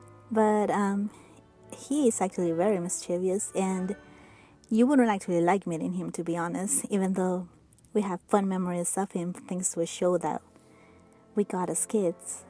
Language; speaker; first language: English; non-native, fluent; Spanish